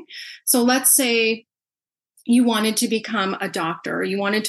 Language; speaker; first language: English; native; English